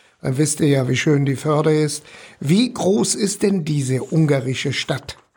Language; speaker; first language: German; native; German